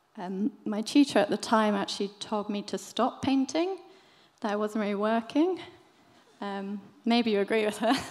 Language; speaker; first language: English; native; English